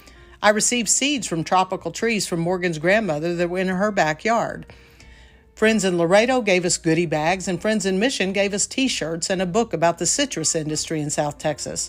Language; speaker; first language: English; native; English